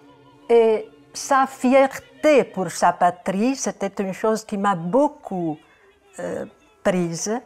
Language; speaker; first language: French; non-native, fluent; Italian